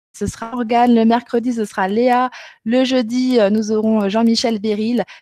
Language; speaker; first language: French; native; French